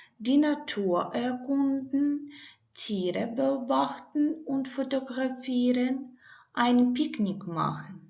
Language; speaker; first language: German; non-native, learner; Ukrainian